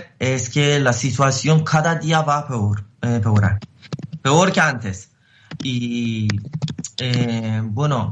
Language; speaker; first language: Spanish; non-native, fluent; Persian